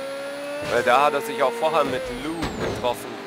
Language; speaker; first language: German; native; German